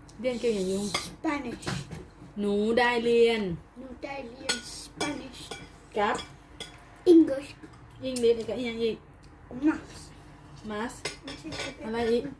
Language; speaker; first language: Thai; native; Thai